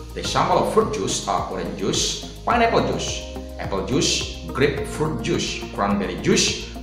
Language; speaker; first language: English; non-native, fluent; Indonesian